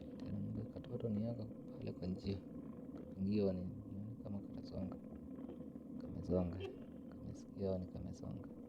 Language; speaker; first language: Swahili; native; Swahili